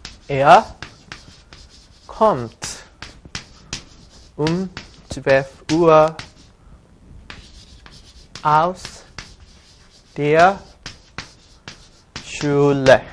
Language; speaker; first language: German; non-native, fluent; Korean